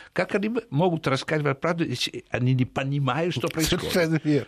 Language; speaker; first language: Russian; non-native, fluent; Italian